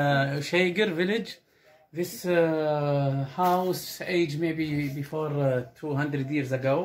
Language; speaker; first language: English; non-native, learner; Arabic